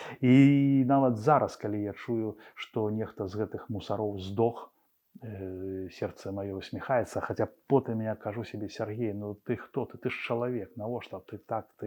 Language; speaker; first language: Belarusian; non-native, local second language; Russian